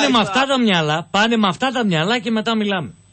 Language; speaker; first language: Greek; native; Greek